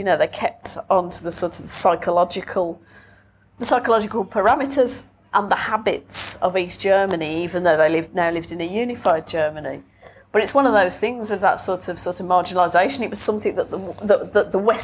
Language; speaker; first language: English; native; English